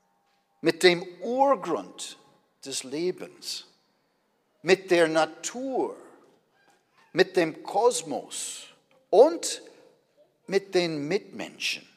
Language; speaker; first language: German; non-native, fluent; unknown